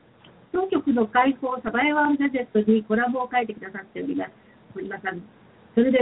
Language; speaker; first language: Japanese; native; Japanese